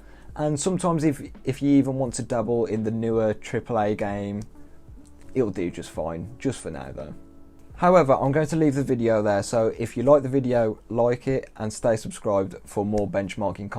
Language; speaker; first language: English; native; English